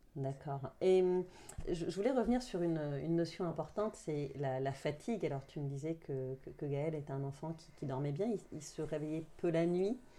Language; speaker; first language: French; native; French